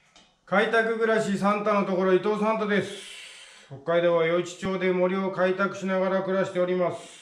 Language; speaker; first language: Japanese; native; Japanese